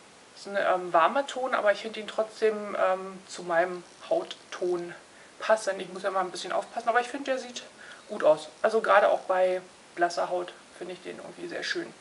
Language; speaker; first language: German; native; German